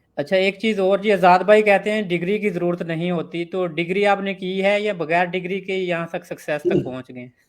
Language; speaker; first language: Urdu; non-native, local second language; Punjabi